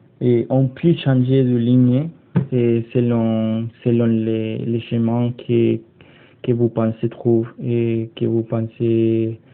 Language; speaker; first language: French; non-native, learner; Spanish